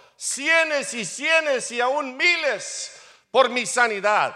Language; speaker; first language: Spanish; non-native, fluent; English